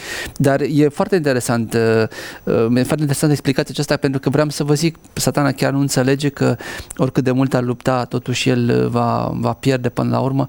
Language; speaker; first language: Romanian; native; Romanian